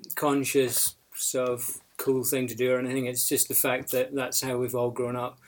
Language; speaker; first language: English; native; English